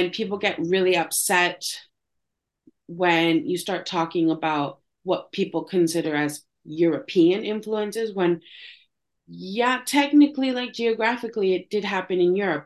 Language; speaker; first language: English; native; English